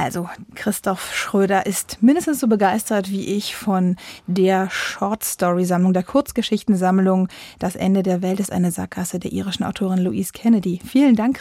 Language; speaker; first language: German; native; German